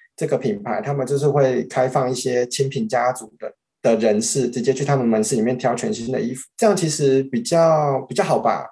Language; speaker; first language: Chinese; native; Chinese